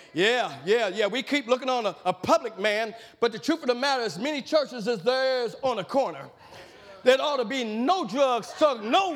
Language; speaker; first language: English; native; English